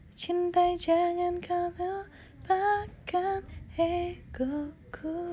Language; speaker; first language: Indonesian; native; Indonesian